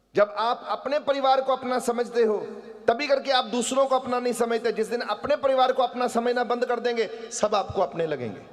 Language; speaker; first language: Hindi; non-native, local second language; Punjabi